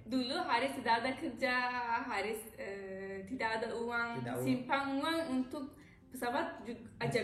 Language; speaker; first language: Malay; non-native, learner; Turkish